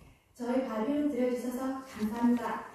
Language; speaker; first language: Korean; non-native, fluent; Khmer